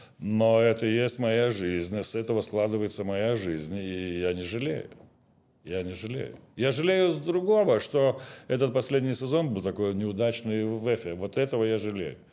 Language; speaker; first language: Russian; non-native, local second language; Lithuanian